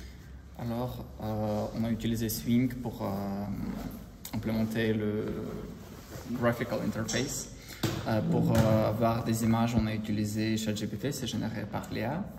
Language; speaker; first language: French; non-native, learner; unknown